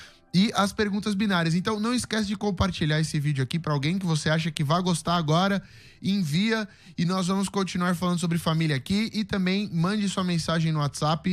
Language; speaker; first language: Portuguese; native; Portuguese